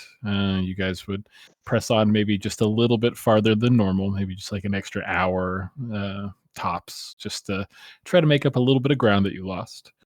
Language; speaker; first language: English; native; English